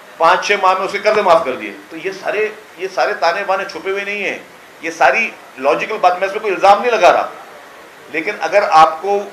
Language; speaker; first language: Urdu; non-native, local second language; Sindhi